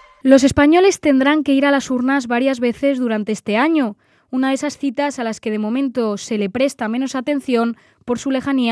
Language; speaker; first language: Spanish; native; Spanish